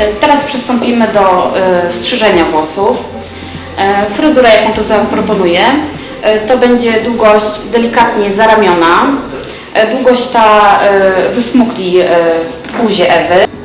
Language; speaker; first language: Polish; native; Polish